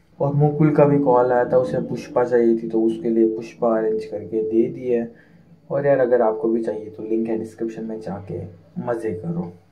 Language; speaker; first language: Hindi; non-native, local second language; Marathi